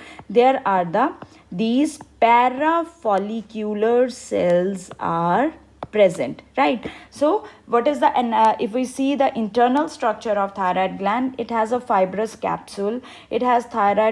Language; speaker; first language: English; non-native, local second language; Hindi